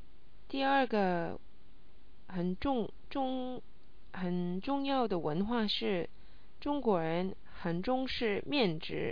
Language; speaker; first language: Chinese; non-native, learner; English